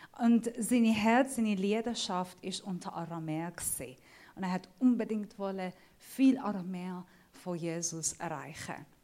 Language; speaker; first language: German; non-native, fluent; Assyrian Neo-Aramaic